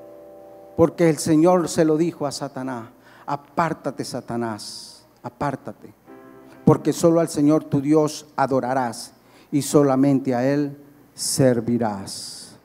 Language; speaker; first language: Spanish; native; Spanish